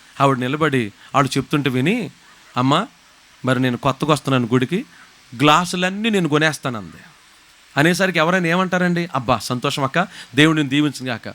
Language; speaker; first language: Telugu; native; Telugu